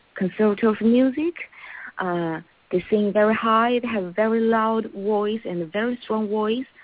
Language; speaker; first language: English; non-native, learner; Chinese